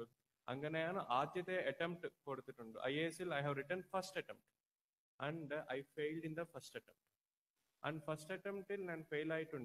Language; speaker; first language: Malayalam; non-native, learner; Telugu